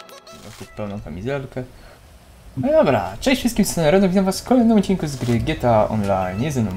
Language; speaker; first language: Polish; native; Polish